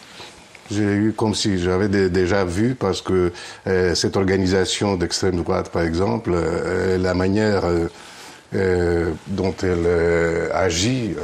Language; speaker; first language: French; non-native, fluent; Greek